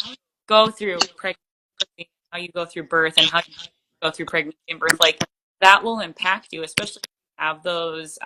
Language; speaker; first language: English; native; English